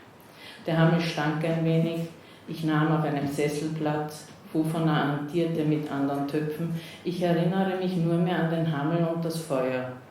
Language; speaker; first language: German; native; German